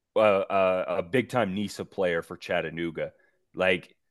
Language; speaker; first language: English; native; English